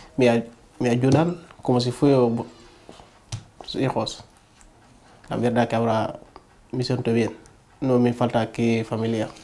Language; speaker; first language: Spanish; non-native, learner; Wolof